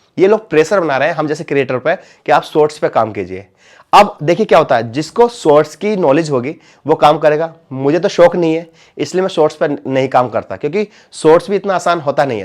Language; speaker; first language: Hindi; native; Hindi